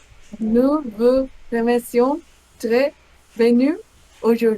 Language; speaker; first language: French; non-native, learner; Korean